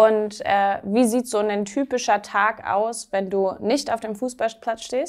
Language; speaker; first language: German; native; German